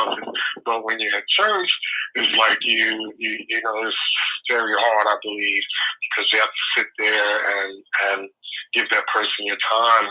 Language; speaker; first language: English; native; English